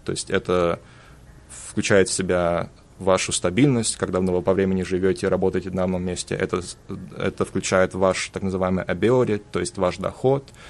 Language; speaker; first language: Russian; early bilingual, heritage; Russian